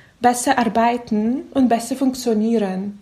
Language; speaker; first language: German; non-native, learner; Russian